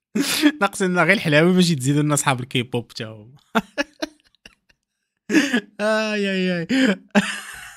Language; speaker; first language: Arabic; native; Arabic